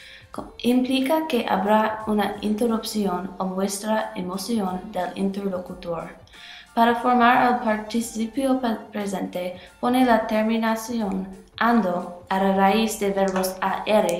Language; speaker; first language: Spanish; non-native, learner; English